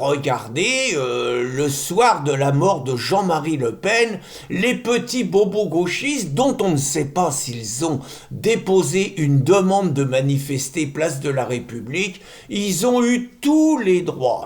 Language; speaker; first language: French; native; French